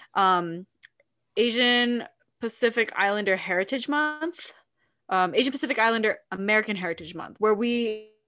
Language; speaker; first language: English; early bilingual, other home language; Filipino